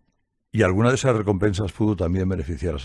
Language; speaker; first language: Spanish; native; Spanish